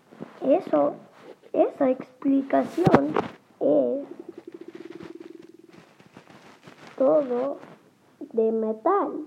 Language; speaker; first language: Spanish; early bilingual, heritage; Spanish